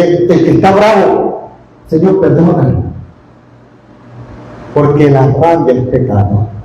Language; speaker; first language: Spanish; native; Spanish